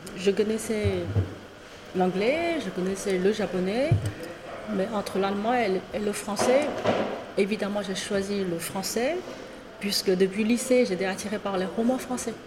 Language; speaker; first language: French; non-native, fluent; Chinese